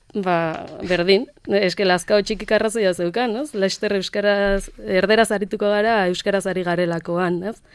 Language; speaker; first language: Basque; native; Basque